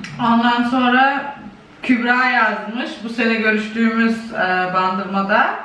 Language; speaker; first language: Turkish; early bilingual, heritage; Turkish